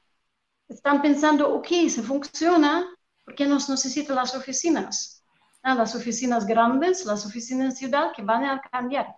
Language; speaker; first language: Spanish; non-native, fluent; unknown